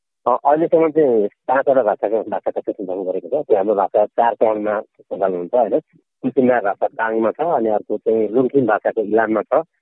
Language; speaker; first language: Nepali; native; Nepali